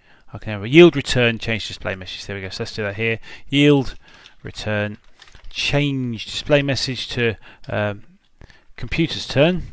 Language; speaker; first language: English; native; English